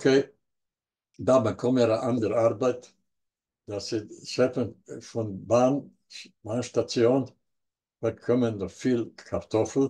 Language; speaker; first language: German; non-native, learner; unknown